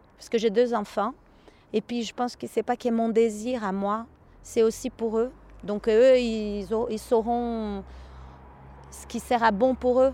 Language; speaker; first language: French; non-native, fluent; Portuguese